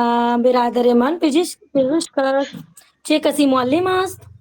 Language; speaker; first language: Persian; non-native, learner; Urdu